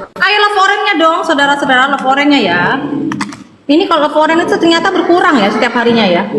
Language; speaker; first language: Indonesian; non-native, local second language; Madurese